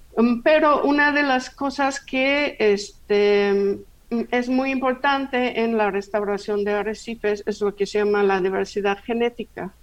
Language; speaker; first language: Spanish; non-native, fluent; English